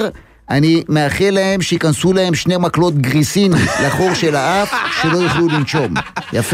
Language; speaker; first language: Hebrew; native; Hebrew